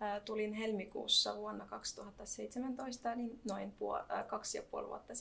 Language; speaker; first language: Finnish; non-native, fluent; Arabic